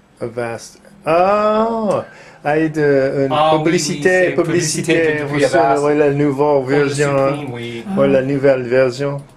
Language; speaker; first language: French; non-native, learner; English